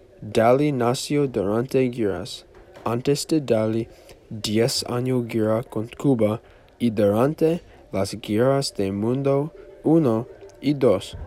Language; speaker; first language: Spanish; non-native, learner; English